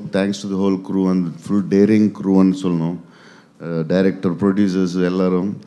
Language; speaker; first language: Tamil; non-native, learner; Telugu